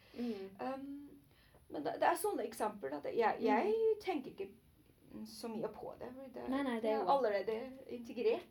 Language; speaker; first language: Norwegian; non-native, learner; Chinese